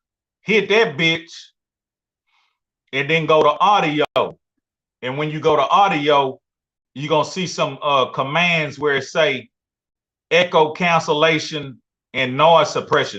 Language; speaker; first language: English; native; English